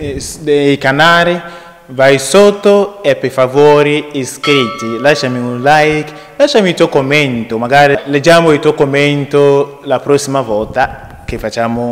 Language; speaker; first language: Italian; non-native, learner; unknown